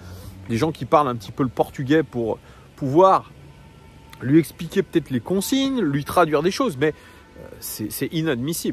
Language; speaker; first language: French; native; French